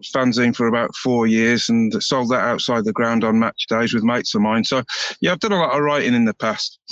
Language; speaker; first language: English; native; English